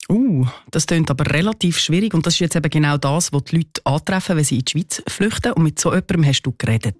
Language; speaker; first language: German; native; German